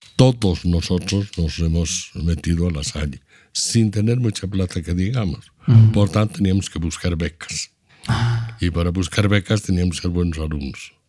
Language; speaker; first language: Spanish; native; Spanish